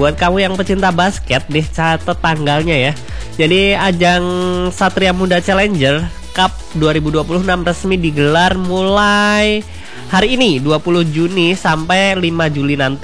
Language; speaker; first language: Indonesian; native; Indonesian